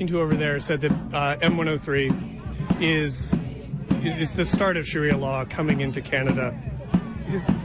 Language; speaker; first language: English; native; English